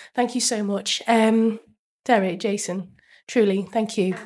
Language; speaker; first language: English; early bilingual, other home language; Akan